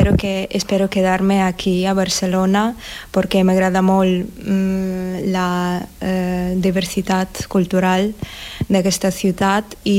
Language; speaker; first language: Catalan; non-native, learner; Russian